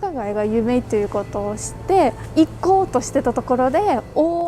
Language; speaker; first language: Japanese; non-native, fluent; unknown